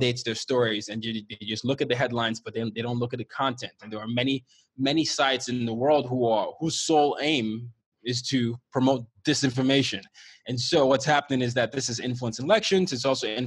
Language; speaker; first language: English; non-native, local second language; Yoruba